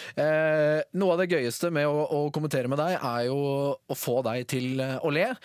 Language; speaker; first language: Norwegian; native; Norwegian